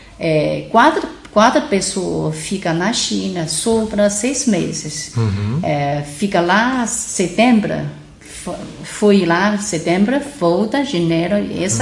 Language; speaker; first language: Portuguese; non-native, learner; Chinese